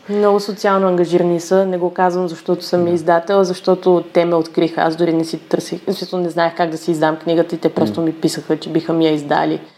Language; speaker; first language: Bulgarian; native; Bulgarian